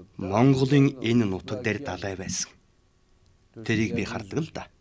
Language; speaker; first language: Mongolian; non-native, fluent; Persian